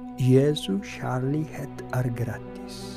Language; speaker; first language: Norwegian; non-native, fluent; Polish